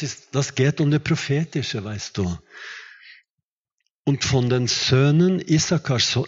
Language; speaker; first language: German; non-native, fluent; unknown